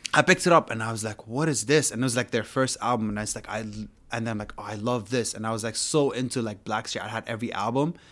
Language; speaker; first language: English; non-native, fluent; Arabic